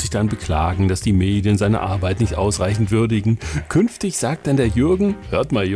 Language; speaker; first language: German; native; German